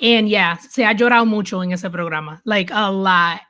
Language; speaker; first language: Spanish; early bilingual, heritage; Spanish